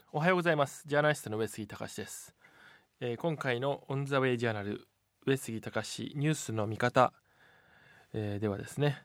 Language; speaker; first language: Japanese; native; Japanese